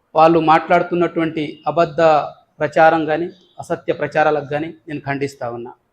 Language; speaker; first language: Telugu; non-native, local second language; Lambadi